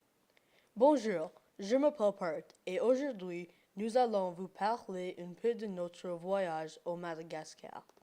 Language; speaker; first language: French; non-native, learner; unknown